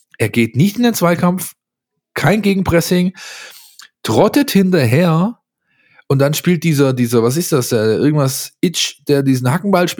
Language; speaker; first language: German; native; German